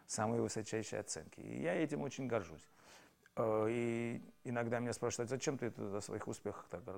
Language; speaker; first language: Russian; native; Russian